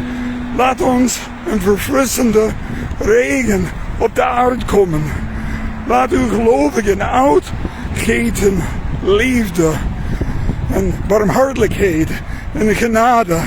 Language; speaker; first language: Dutch; non-native, fluent; English